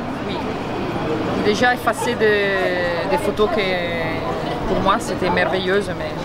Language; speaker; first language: French; non-native, learner; Italian